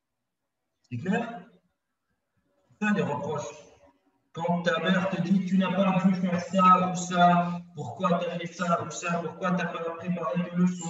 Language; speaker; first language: French; non-native, local second language; Arabic